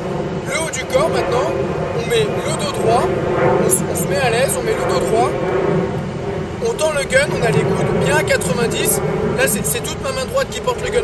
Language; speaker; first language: French; native; French